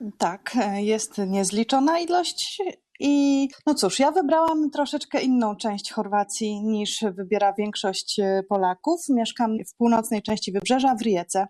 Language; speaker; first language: Polish; native; Polish